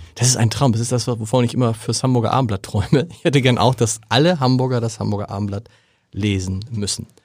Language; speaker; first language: German; native; German